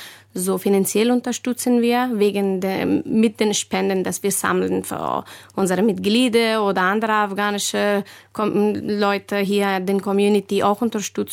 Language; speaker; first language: German; non-native, fluent; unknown